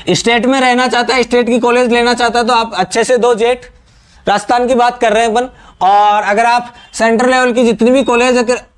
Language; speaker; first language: Hindi; native; Hindi